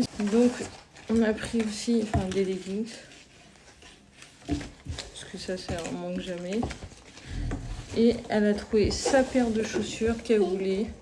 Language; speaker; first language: French; native; French